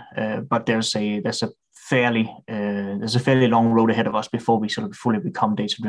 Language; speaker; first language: English; non-native, fluent; Danish